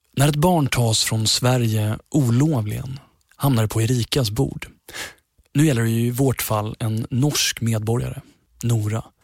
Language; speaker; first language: Swedish; native; Swedish